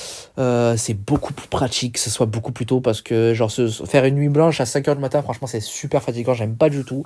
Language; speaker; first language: French; native; French